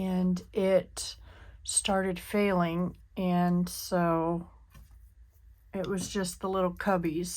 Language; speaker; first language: English; native; English